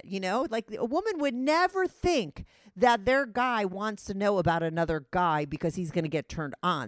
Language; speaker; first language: English; native; English